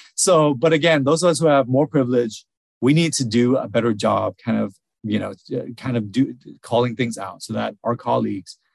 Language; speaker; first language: English; early bilingual, other home language; Vietnamese